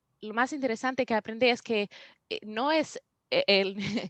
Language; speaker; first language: Spanish; non-native, learner; English